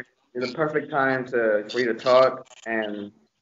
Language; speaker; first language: English; native; English